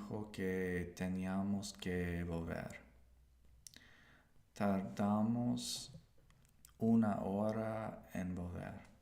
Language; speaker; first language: Spanish; non-native, learner; English